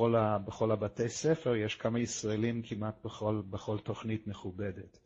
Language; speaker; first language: Hebrew; non-native, fluent; English